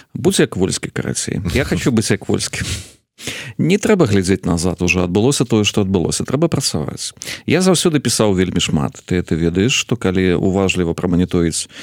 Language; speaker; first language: Belarusian; native; Belarusian